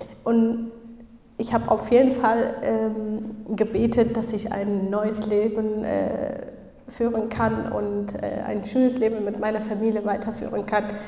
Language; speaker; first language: German; non-native, fluent; Kurdish